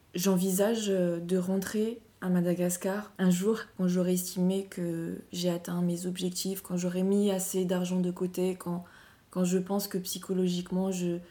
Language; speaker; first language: French; non-native, local second language; Malagasy